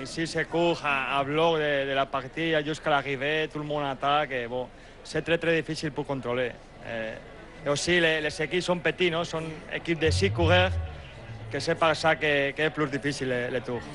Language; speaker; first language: French; non-native, learner; Spanish